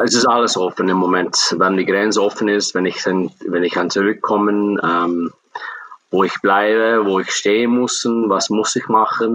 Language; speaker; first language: German; non-native, fluent; English